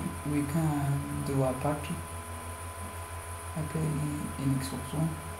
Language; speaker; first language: English; non-native, learner; Spanish